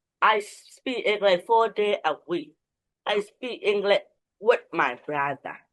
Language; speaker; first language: English; non-native, learner; Burmese